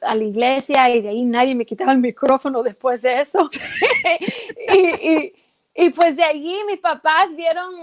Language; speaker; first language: Spanish; early bilingual, heritage; Spanish